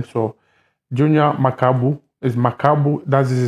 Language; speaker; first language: English; non-native, learner; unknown